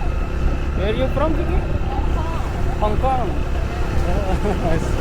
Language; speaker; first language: English; non-native, learner; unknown